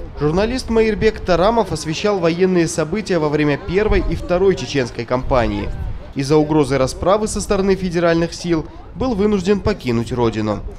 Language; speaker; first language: Russian; non-native, fluent; Georgian